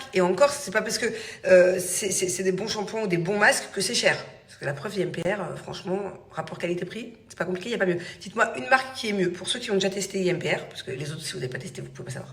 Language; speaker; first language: French; native; French